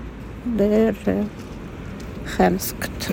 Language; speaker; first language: Swedish; non-native, learner; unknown